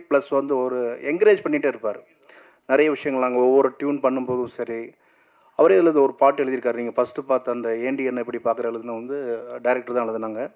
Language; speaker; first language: Tamil; native; Tamil